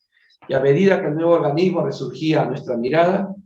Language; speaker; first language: Spanish; native; Spanish